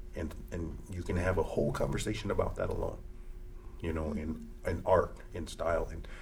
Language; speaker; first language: English; early bilingual, other home language; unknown